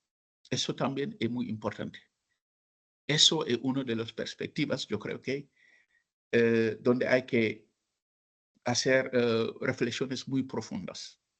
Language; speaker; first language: Spanish; non-native, fluent; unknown